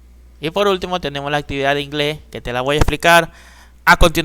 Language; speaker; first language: Spanish; native; Spanish